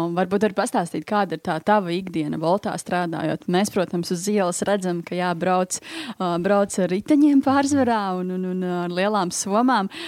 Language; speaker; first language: Latvian; native; Latvian